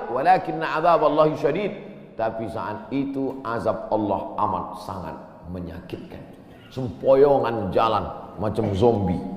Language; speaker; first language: Malay; native; Malay